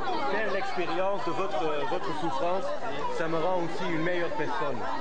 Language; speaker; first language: French; non-native, fluent; Dutch